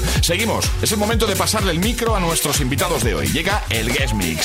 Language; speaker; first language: Spanish; native; Spanish